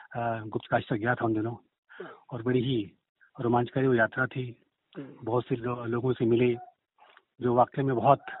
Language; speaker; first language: Hindi; native; Hindi